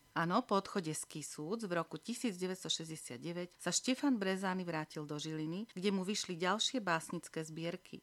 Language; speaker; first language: Slovak; native; Slovak